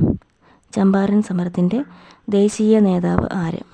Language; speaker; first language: Malayalam; native; Malayalam